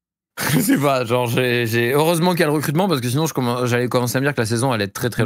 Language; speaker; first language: French; native; French